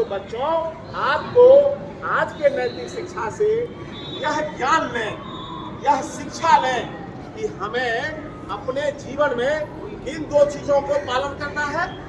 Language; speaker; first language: Hindi; native; Hindi